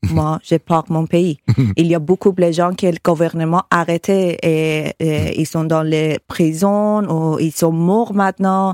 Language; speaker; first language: French; non-native, learner; Persian